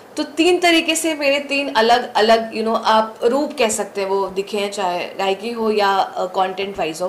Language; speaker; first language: Hindi; native; Hindi